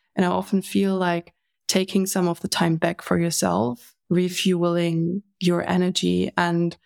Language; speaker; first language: English; non-native, fluent; German